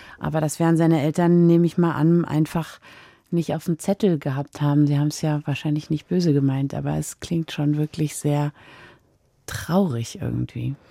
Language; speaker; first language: German; native; German